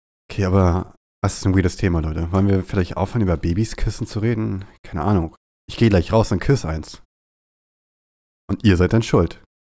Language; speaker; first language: German; native; German